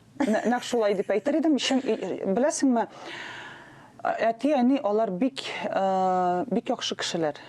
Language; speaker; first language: Tatar; non-native, local second language; Russian